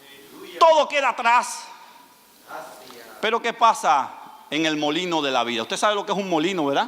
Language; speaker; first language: Spanish; native; Spanish